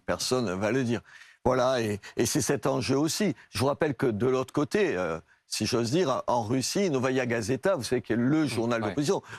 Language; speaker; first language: French; native; French